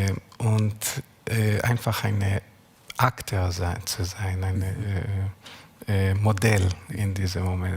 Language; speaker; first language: German; non-native, learner; Hebrew